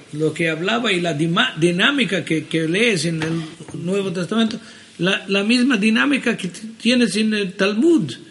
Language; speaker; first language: Spanish; early bilingual, heritage; Spanish